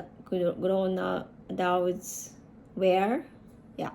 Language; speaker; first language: English; non-native, learner; Japanese